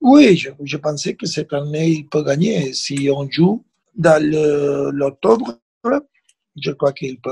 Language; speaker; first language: French; non-native, fluent; Spanish